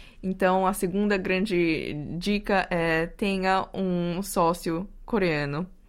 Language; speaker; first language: Portuguese; native; Portuguese